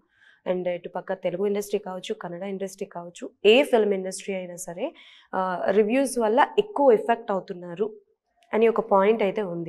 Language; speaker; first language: Telugu; native; Telugu